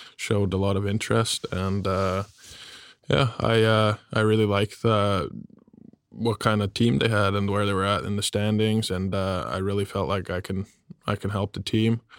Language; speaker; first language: English; non-native, fluent; German